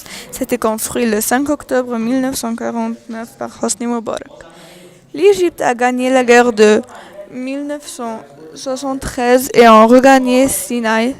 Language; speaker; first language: French; non-native, learner; Arabic